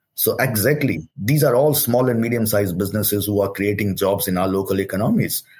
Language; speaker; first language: English; non-native, local second language; Hindi